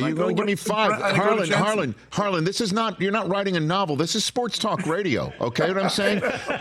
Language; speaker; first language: English; native; English